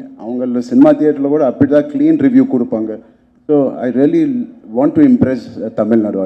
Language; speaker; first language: Tamil; non-native, local second language; Telugu